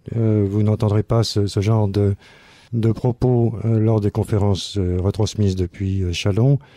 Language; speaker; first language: French; native; French